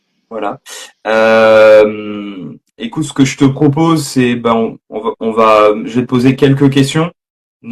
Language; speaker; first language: French; native; French